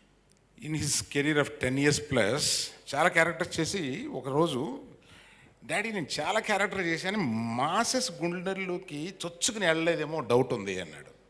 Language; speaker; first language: Telugu; native; Telugu